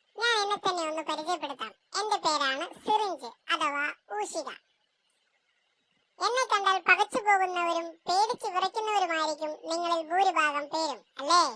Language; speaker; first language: Malayalam; native; Malayalam